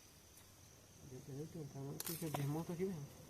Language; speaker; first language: Portuguese; native; Portuguese